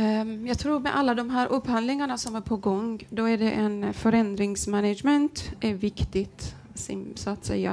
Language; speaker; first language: Swedish; non-native, fluent; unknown